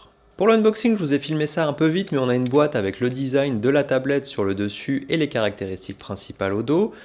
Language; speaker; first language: French; native; French